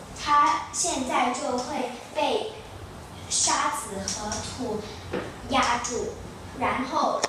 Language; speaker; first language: Chinese; non-native, local second language; Cantonese